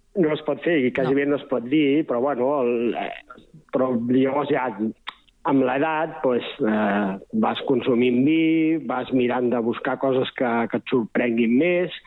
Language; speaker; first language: Catalan; native; Catalan